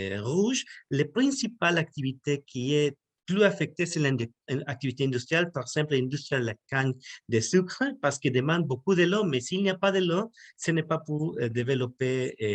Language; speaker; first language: French; non-native, learner; Spanish